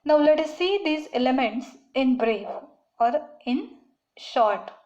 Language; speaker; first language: English; non-native, local second language; Marathi